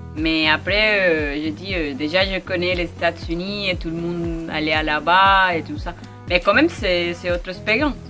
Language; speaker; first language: French; non-native, learner; Spanish